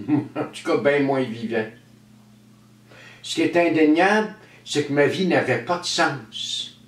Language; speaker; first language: French; native; French